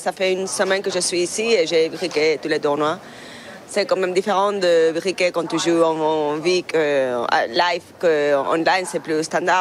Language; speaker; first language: French; non-native, fluent; Spanish